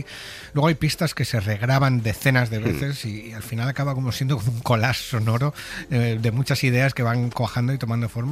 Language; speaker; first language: Spanish; native; Spanish